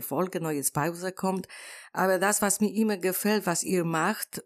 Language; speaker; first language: German; non-native, learner; Polish